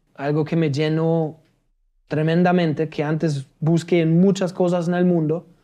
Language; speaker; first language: Spanish; non-native, fluent; German